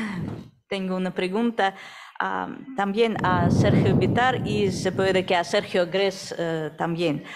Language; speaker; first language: Spanish; non-native, fluent; Russian